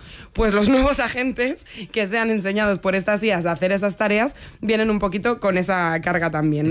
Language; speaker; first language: Spanish; native; Spanish